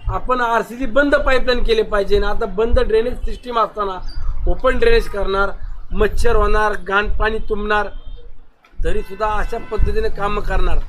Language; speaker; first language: Marathi; native; Marathi